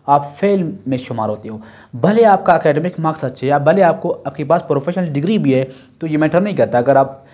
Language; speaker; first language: Urdu; non-native, local second language; Brahui